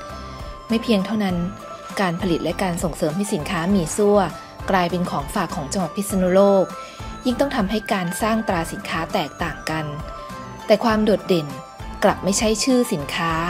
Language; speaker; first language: Thai; native; Thai